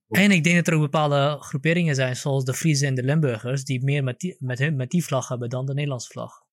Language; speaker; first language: Dutch; early bilingual, other home language; Kurdish